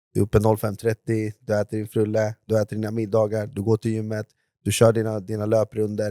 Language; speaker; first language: Swedish; native; Swedish